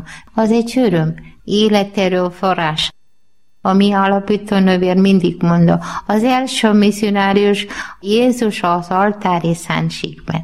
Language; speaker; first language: Hungarian; non-native, learner; Malayalam